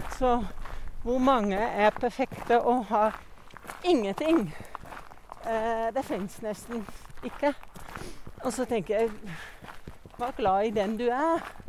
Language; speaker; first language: Norwegian; non-native, fluent; Dutch